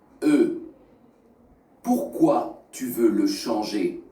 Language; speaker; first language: French; non-native, learner; Russian